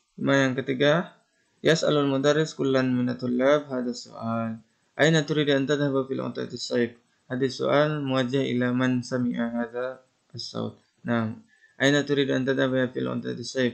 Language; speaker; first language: Arabic; non-native, fluent; Indonesian